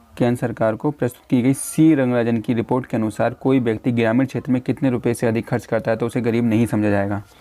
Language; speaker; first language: Hindi; native; Hindi